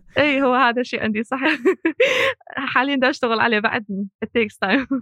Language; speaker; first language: Arabic; non-native, local second language; Kurdish